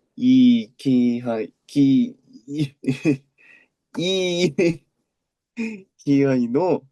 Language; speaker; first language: Japanese; non-native, learner; Korean